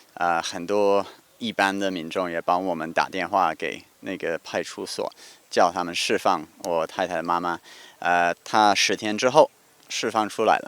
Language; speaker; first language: Chinese; non-native, fluent; English